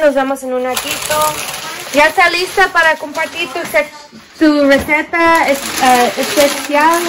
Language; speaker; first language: Spanish; early bilingual, other home language; English